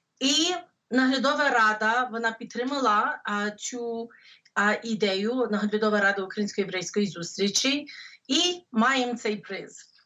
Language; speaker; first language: Ukrainian; early bilingual, heritage; English